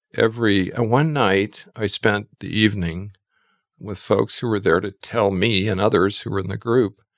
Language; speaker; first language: English; native; English